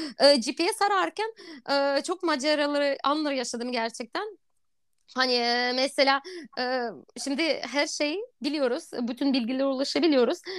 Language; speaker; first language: Turkish; non-native, fluent; Russian